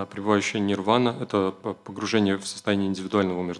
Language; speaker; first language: Russian; native; Russian